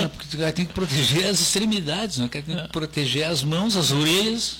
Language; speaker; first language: Portuguese; native; Portuguese